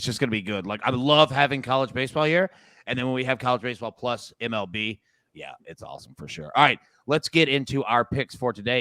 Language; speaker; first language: English; native; English